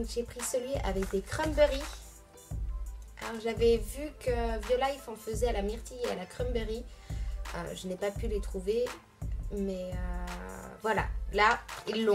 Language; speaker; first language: French; native; French